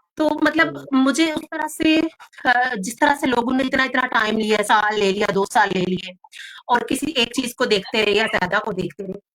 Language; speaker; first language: Urdu; non-native, local second language; Punjabi